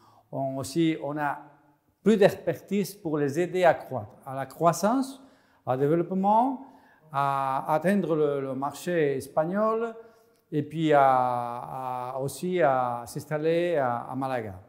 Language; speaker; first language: French; non-native, fluent; Spanish